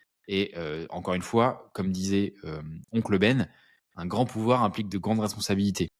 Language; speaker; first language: French; native; French